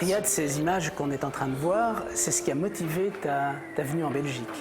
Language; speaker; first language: French; native; French